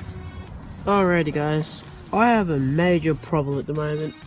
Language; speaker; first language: English; native; English